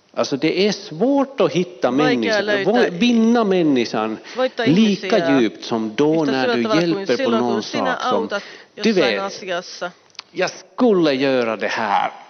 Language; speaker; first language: Swedish; non-native, fluent; Finnish